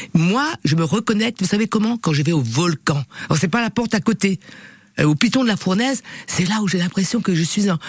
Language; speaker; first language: French; non-native, local second language; Réunion Creole French